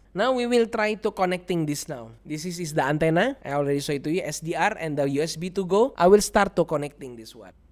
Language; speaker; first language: English; non-native, learner; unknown